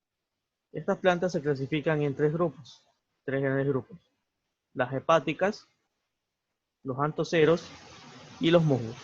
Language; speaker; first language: Spanish; native; Spanish